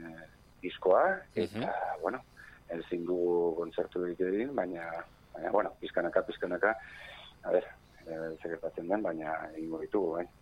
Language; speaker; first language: Basque; non-native, local second language; Spanish